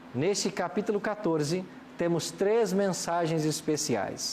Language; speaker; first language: Portuguese; native; Portuguese